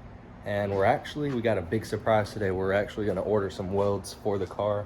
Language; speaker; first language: English; native; English